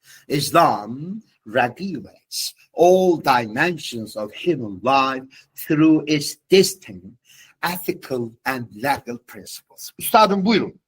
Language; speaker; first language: English; non-native, fluent; Turkish